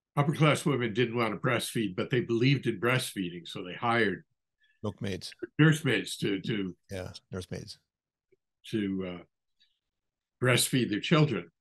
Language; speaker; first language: English; native; English